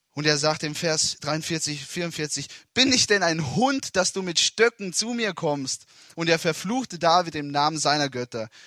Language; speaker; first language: German; non-native, fluent; Italian